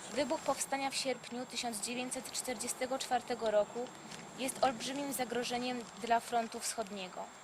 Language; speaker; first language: Polish; native; Polish